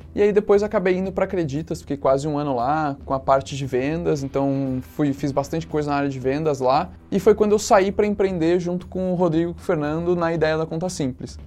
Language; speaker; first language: Portuguese; native; Portuguese